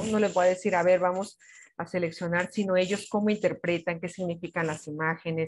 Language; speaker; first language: Spanish; native; Spanish